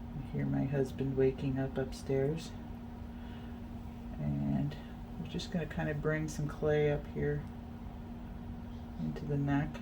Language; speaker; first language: English; native; English